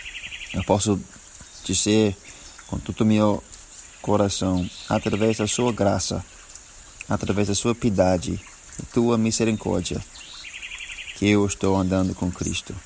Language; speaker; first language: Portuguese; non-native, learner; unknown